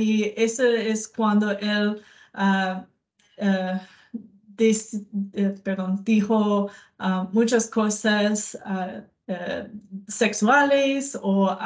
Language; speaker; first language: Spanish; non-native, learner; English